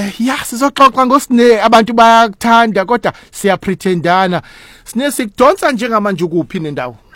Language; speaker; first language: Zulu; native; Zulu